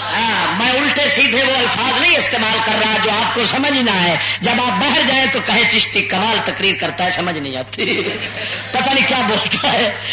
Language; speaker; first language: Urdu; non-native, local second language; Punjabi